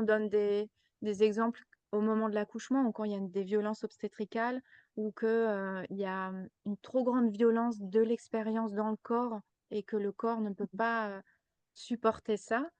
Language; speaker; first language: French; native; French